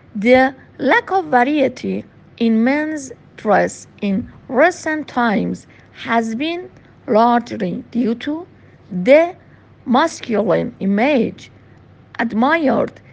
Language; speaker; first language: English; non-native, fluent; Persian